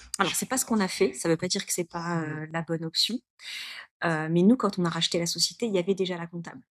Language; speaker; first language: French; early bilingual, other home language; Arabic